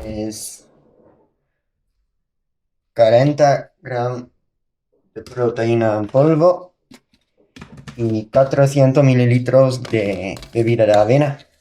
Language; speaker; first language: Spanish; non-native, learner; Dutch